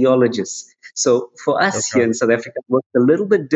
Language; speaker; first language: English; native; English